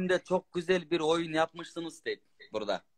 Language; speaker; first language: Turkish; non-native, learner; Kyrgyz